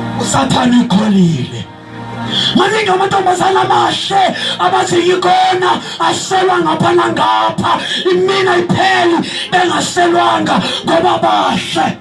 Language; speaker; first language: Zulu; non-native, local second language; Xhosa